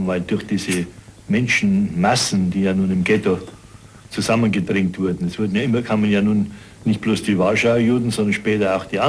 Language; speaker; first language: German; native; German